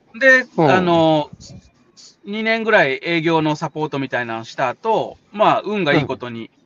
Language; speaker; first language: Japanese; native; Japanese